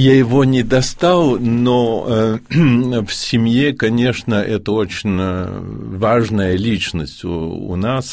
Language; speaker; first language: Russian; early bilingual, heritage; Russian